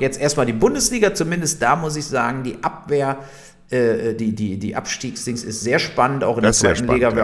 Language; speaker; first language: German; native; German